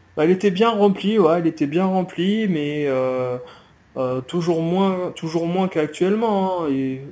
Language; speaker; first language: French; native; French